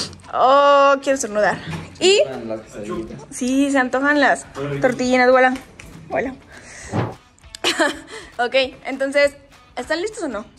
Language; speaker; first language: Spanish; native; Spanish